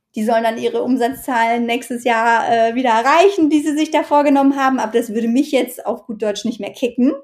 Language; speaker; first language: German; native; German